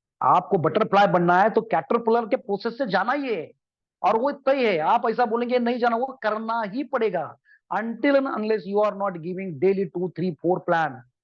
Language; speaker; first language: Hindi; non-native, local second language; Marathi